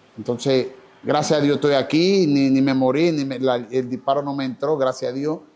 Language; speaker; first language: Spanish; non-native, fluent; Haitian Creole